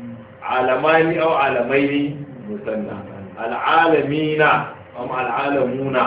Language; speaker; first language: Arabic; non-native, learner; Hausa